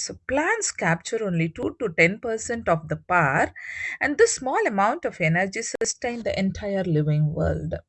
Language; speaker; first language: English; non-native, local second language; Tamil